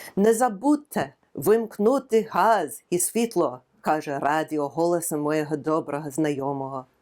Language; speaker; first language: Ukrainian; non-native, fluent; English